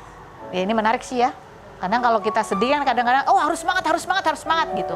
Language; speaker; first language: Indonesian; native; Indonesian